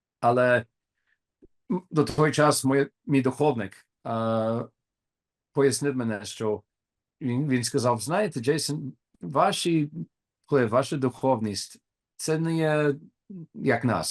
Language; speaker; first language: Ukrainian; non-native, learner; English